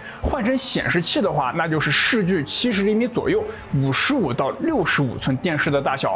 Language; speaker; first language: Chinese; native; Chinese